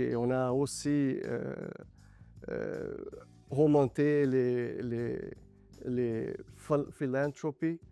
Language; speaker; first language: French; non-native, fluent; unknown